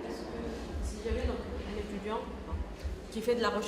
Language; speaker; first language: French; non-native, local second language; Arabic